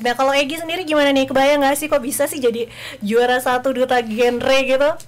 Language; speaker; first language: Indonesian; native; Indonesian